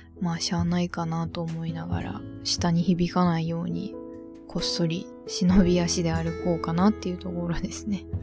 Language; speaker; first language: Japanese; native; Japanese